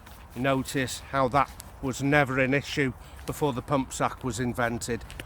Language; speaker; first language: English; native; English